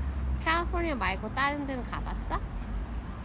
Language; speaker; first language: Korean; early bilingual, heritage; English